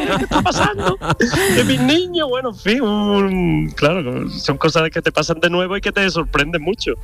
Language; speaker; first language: Spanish; native; Spanish